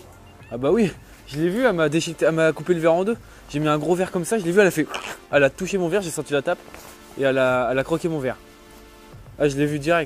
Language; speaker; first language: French; native; French